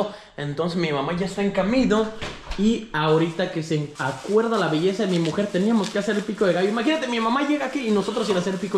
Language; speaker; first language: Spanish; native; Spanish